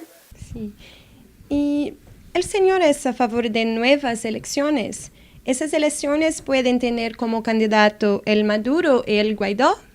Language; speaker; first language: Spanish; non-native, fluent; Portuguese